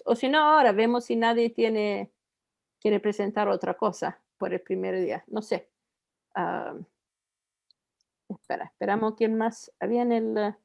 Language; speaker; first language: Spanish; non-native, fluent; Italian